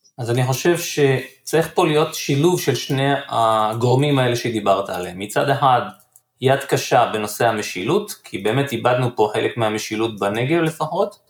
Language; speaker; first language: Hebrew; native; Hebrew